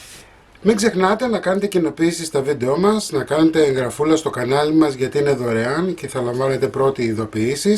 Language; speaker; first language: Greek; native; Greek